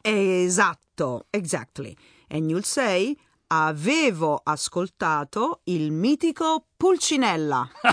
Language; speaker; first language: Italian; native; Italian